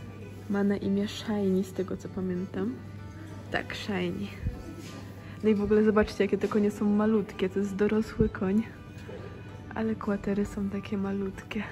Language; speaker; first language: Polish; native; Polish